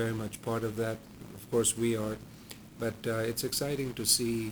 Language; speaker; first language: English; non-native, local second language; Punjabi